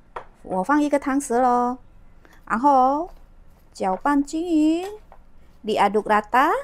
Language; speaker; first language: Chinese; non-native, learner; Indonesian